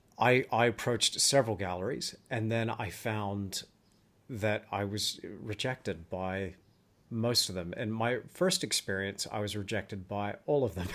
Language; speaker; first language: English; native; English